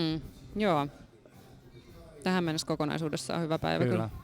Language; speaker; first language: Finnish; native; Finnish